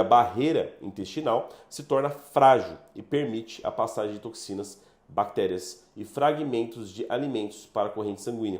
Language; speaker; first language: Portuguese; native; Portuguese